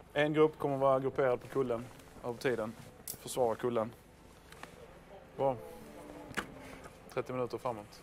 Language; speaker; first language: Swedish; native; Swedish